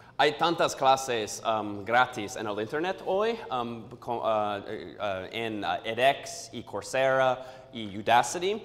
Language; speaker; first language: Spanish; non-native, learner; English